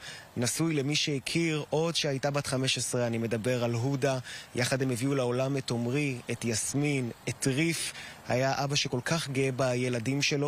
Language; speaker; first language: Hebrew; native; Hebrew